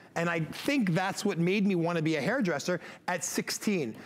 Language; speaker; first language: English; native; English